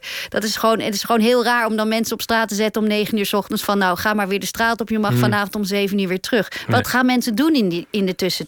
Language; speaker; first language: Dutch; native; Dutch